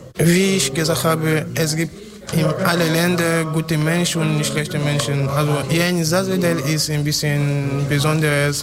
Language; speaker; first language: German; non-native, learner; French